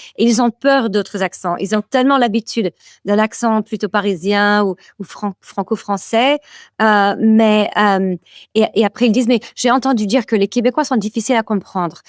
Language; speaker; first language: French; non-native, fluent; English